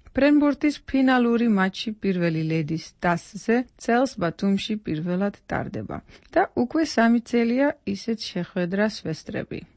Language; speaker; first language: Georgian; non-native, fluent; Dutch